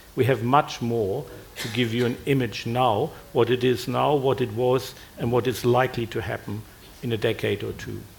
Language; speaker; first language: English; non-native, fluent; German